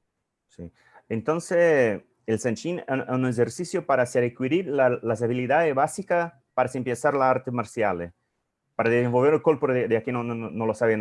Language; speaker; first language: Spanish; non-native, fluent; Portuguese